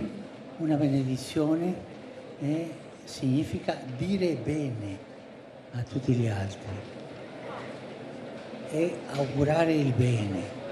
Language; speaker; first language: Italian; non-native, fluent; Spanish